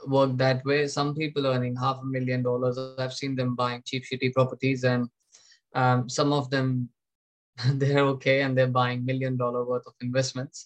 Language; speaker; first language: English; non-native, local second language; Hindi